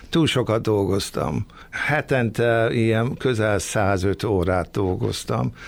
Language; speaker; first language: Hungarian; early bilingual, heritage; Hungarian